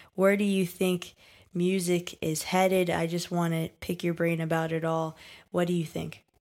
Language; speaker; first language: English; native; English